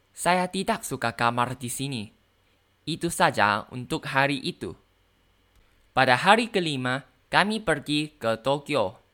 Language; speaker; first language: Indonesian; non-native, learner; Thai